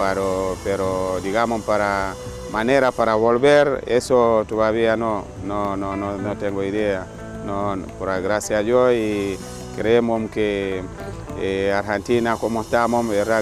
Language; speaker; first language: Spanish; non-native, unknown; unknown